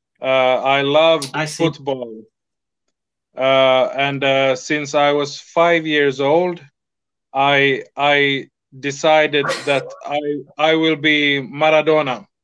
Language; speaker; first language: English; non-native, fluent; Swedish